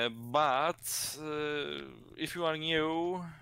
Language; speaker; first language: English; non-native, fluent; Polish